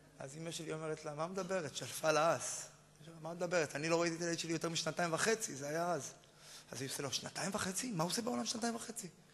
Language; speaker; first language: Hebrew; native; Hebrew